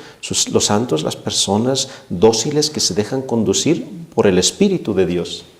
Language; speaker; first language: Spanish; native; Spanish